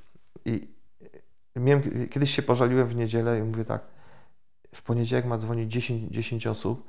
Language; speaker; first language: Polish; native; Polish